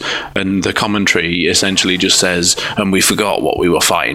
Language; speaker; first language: English; native; English